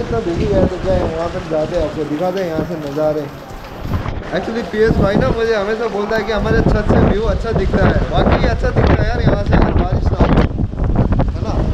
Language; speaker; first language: Hindi; non-native, local second language; Nepali